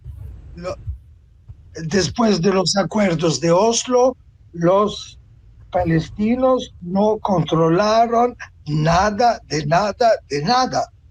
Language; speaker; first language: Spanish; non-native, fluent; Italian